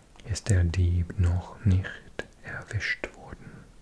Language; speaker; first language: German; non-native, learner; English